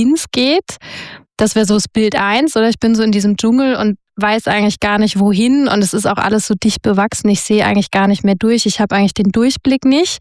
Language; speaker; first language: German; native; German